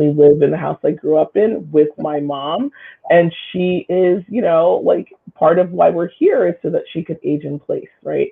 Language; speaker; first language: English; native; English